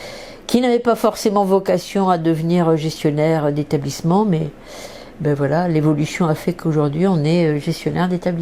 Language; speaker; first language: French; native; French